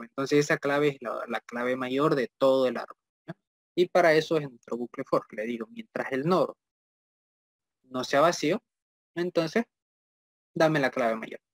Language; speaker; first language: Spanish; native; Spanish